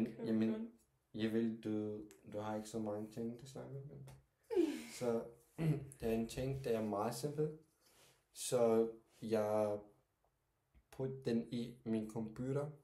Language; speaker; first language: Danish; non-native, learner; Turkish